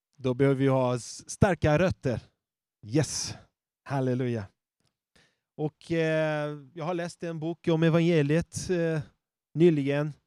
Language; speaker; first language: Swedish; non-native, fluent; Portuguese